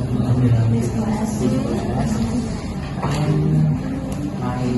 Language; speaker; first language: English; non-native, learner; Indonesian